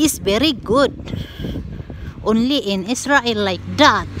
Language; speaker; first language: English; non-native, local second language; Filipino